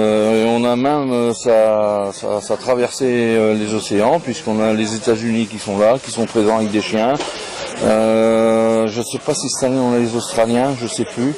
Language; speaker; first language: French; native; French